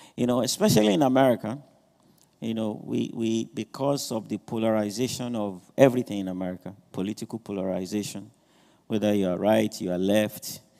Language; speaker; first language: English; non-native, local second language; Yoruba